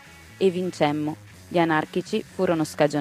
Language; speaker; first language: Italian; native; Italian